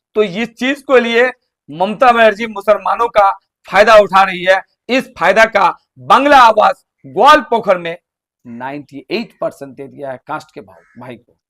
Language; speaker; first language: Hindi; non-native, local second language; Bangla